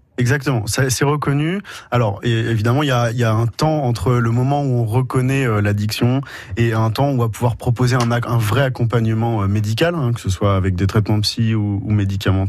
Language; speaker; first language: French; native; French